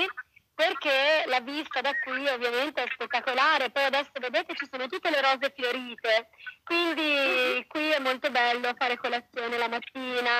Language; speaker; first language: Italian; native; Italian